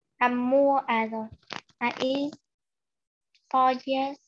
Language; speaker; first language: English; non-native, learner; Vietnamese